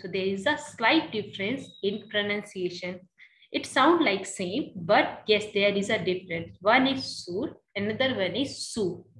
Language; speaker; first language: English; non-native, local second language; Hindi